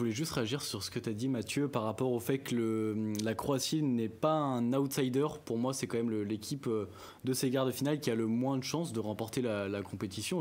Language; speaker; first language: French; native; French